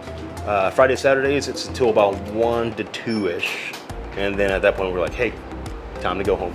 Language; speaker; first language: English; native; English